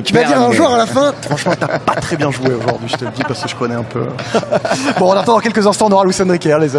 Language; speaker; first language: French; native; French